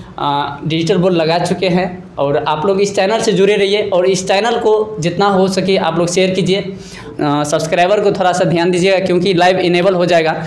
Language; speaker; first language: Hindi; native; Hindi